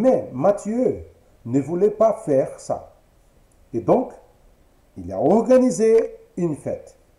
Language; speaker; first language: French; non-native, fluent; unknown